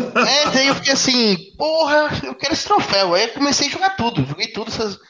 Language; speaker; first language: Portuguese; native; Portuguese